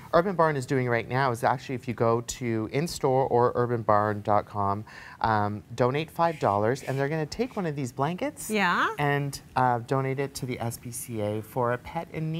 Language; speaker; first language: English; native; English